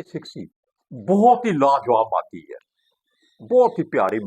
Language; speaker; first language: Hindi; non-native, local second language; Punjabi